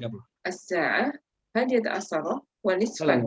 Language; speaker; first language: Arabic; non-native, learner; Indonesian